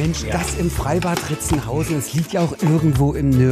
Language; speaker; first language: German; native; German